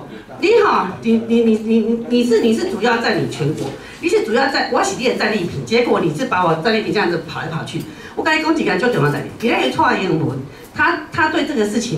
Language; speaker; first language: Chinese; non-native, local second language; Min Nan Chinese